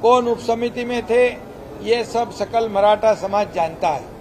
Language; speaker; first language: Hindi; non-native, local second language; Marathi